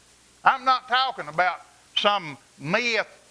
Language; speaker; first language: English; native; English